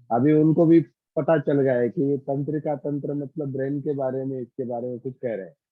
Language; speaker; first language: Hindi; non-native, local second language; Marathi